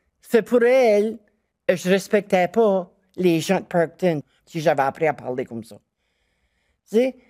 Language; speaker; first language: French; native; French